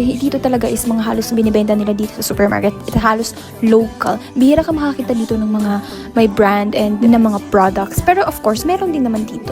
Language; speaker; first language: Filipino; native; Filipino